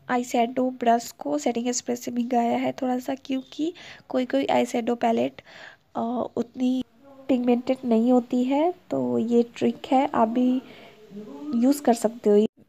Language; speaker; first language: Hindi; native; Hindi